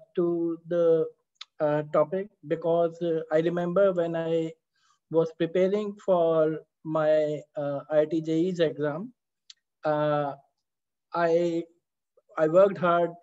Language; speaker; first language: English; non-native, local second language; Hindi